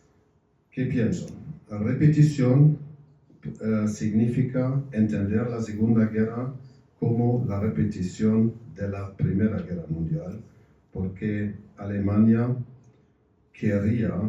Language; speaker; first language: Spanish; non-native, fluent; German